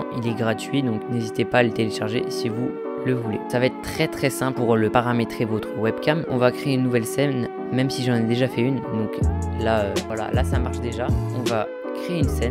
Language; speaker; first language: French; native; French